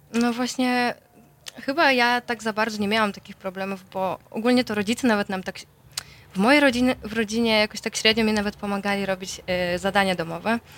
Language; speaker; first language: Polish; non-native, fluent; Russian